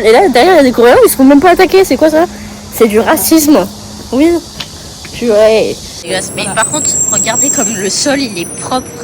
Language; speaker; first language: French; native; French